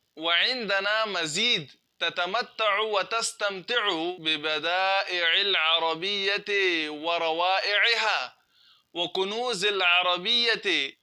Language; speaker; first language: Arabic; non-native, fluent; Urdu